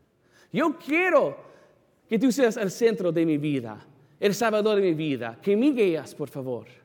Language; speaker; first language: Spanish; non-native, fluent; English